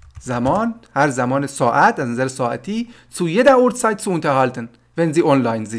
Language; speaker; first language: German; non-native, fluent; Persian